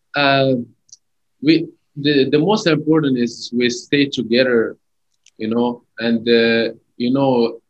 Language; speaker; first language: English; early bilingual, other home language; Arabic